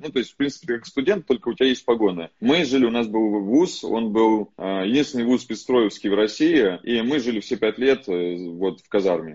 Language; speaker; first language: Russian; native; Russian